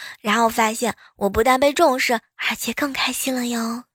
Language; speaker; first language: Chinese; native; Chinese